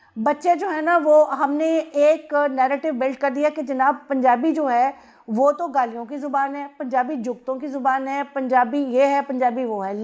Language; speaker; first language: Urdu; non-native, local second language; Punjabi